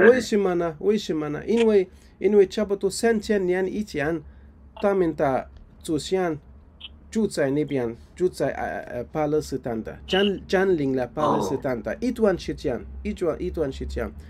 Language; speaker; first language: Chinese; non-native, fluent; Arabic